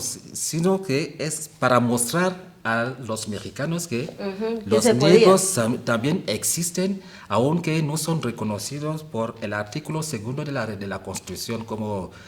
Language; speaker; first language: Spanish; non-native, fluent; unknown